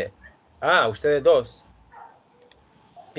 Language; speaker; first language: Spanish; native; Spanish